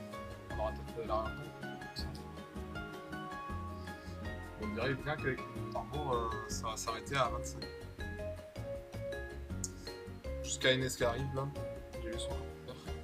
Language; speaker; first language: French; native; French